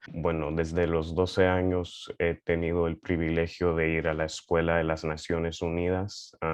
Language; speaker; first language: Spanish; early bilingual, heritage; Spanish